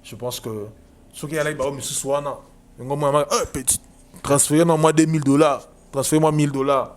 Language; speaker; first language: French; non-native, local second language; Lingala